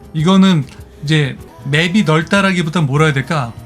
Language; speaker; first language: Korean; native; Korean